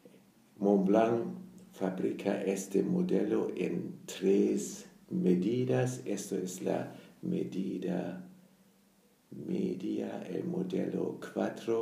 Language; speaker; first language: Spanish; non-native, fluent; German